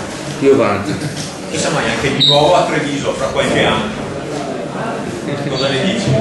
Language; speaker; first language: Italian; native; Italian